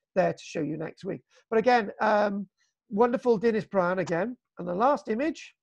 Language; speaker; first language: English; native; English